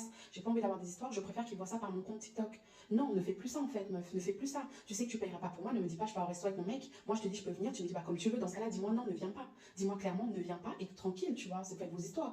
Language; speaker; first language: French; native; French